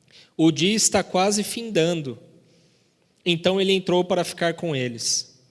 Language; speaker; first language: Portuguese; native; Portuguese